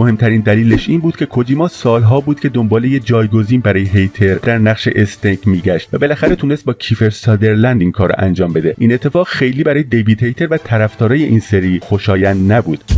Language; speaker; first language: Persian; native; Persian